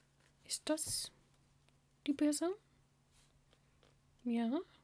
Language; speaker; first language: German; non-native, learner; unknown